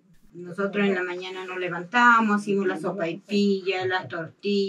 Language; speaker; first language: Spanish; native; Spanish